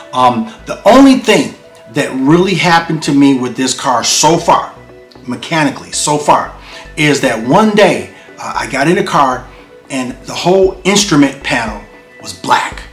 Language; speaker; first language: English; native; English